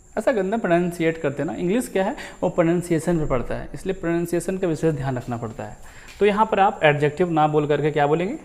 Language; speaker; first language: Hindi; native; Hindi